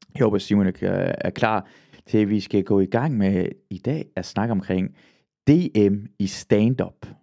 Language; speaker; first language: Danish; early bilingual, other home language; Persian